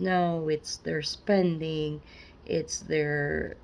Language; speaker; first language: English; native; English